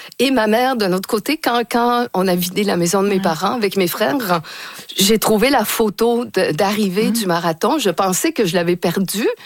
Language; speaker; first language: French; native; French